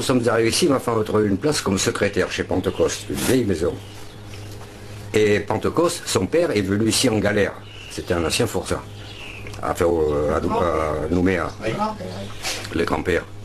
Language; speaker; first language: French; native; French